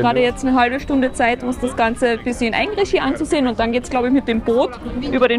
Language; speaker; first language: German; native; German